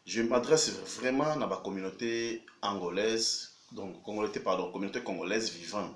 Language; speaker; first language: French; non-native, local second language; Lingala